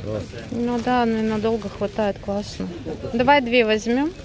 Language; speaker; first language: Russian; native; Russian